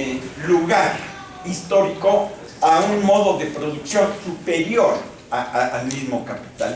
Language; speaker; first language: Spanish; native; Spanish